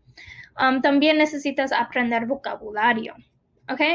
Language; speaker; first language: Spanish; non-native, fluent; English